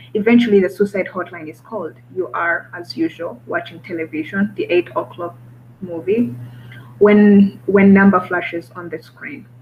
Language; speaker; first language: English; non-native, local second language; Kinyarwanda